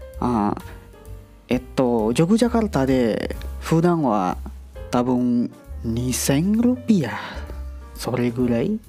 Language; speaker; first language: Japanese; non-native, learner; Indonesian